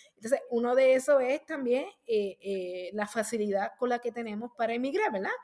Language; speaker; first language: Spanish; native; Spanish